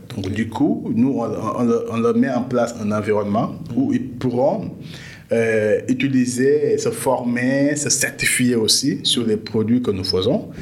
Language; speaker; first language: French; non-native, local second language; Wolof